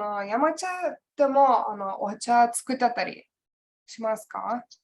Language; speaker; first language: Japanese; non-native, learner; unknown